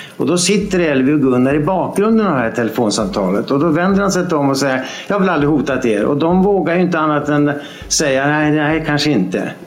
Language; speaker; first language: Swedish; native; Swedish